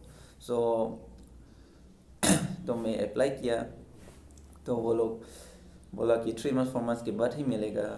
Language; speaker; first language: Hindi; non-native, local second language; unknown